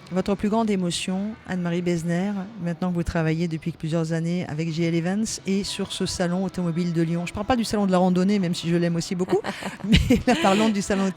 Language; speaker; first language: French; native; French